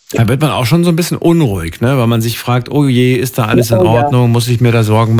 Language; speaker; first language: German; native; German